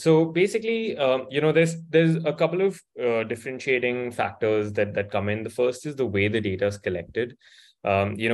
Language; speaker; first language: English; non-native, local second language; Hindi